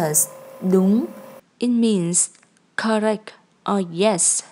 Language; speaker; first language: English; non-native, learner; Vietnamese